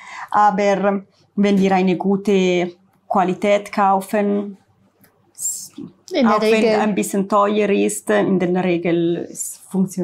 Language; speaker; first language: German; non-native, learner; Italian